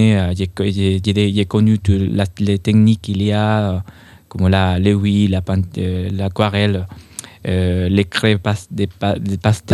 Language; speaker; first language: French; non-native, fluent; Spanish